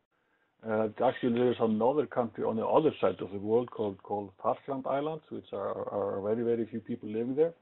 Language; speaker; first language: English; non-native, fluent; Icelandic